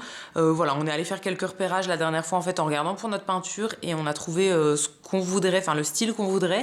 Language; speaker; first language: French; native; French